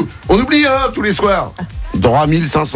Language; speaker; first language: French; native; French